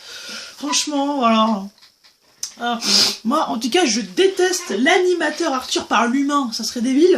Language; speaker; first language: French; native; French